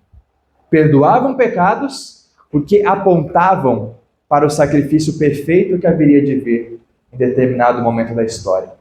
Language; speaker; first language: Portuguese; native; Portuguese